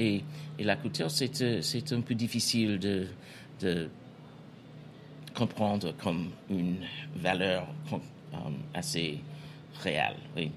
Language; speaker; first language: French; non-native, fluent; English